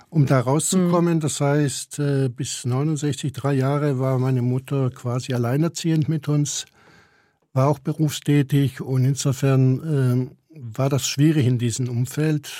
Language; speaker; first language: German; early bilingual, other home language; Croatian